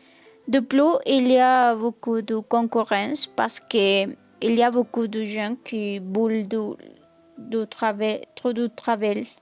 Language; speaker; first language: French; non-native, learner; Spanish